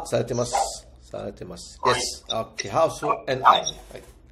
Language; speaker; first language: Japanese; non-native, fluent; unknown